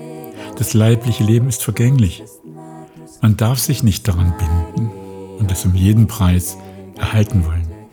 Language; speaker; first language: German; native; German